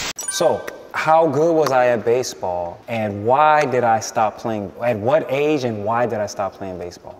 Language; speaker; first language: English; native; English